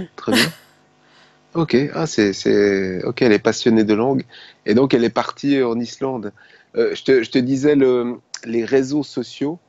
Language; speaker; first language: French; native; French